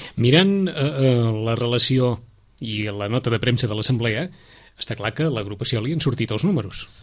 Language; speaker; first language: Catalan; native; Catalan